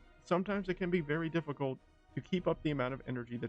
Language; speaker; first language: English; native; English